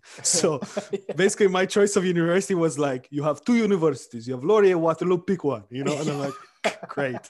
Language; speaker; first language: English; early bilingual, other home language; Romanian